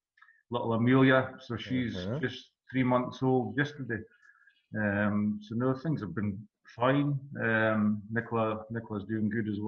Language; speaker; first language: English; native; English